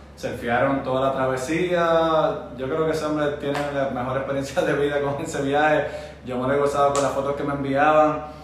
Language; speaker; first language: Spanish; native; Spanish